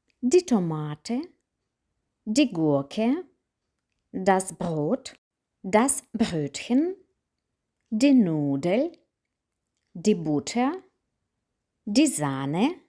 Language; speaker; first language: German; non-native, fluent; Ukrainian